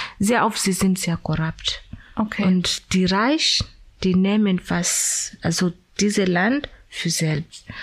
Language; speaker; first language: German; non-native, learner; Swahili